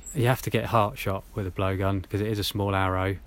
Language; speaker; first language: English; native; English